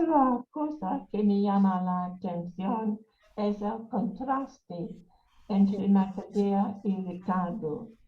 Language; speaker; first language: Spanish; non-native, learner; English